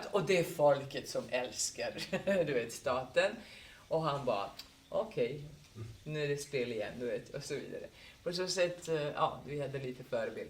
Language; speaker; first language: Swedish; non-native, fluent; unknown